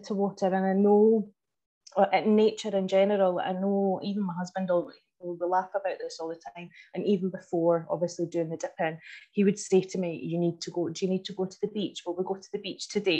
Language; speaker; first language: English; native; English